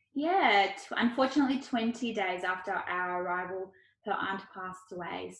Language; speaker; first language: English; early bilingual, other home language; Ukrainian